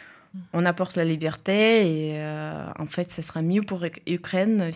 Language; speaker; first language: French; non-native, fluent; Russian